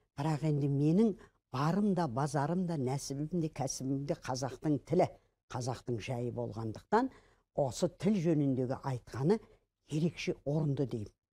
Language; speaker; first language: Kazakh; early bilingual, other home language; Azerbaijani